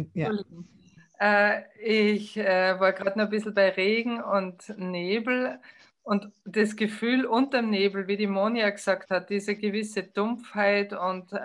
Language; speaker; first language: German; native; German